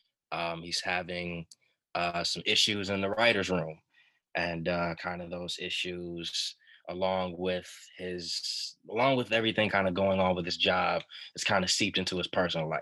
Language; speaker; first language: English; native; English